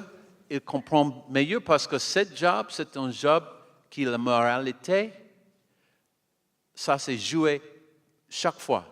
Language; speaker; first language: French; non-native, learner; English